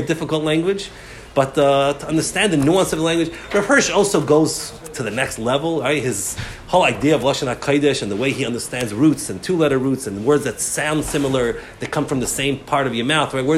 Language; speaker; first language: English; native; English